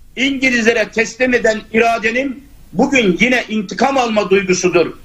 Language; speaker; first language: Turkish; native; Turkish